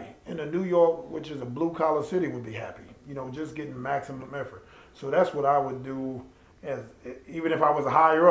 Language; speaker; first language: English; native; English